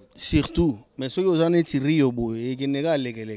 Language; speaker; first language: French; non-native, local second language; Lingala